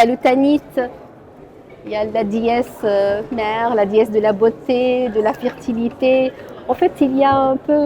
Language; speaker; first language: French; non-native, local second language; Arabic